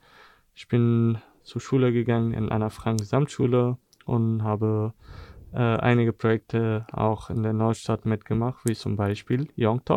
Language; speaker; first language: German; non-native, fluent; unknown